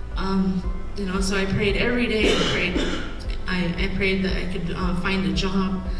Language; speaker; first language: English; native; English